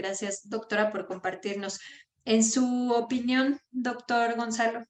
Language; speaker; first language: Spanish; native; Spanish